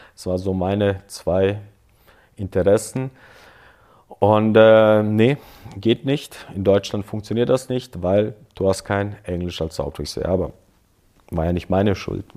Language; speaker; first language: German; early bilingual, other home language; Croatian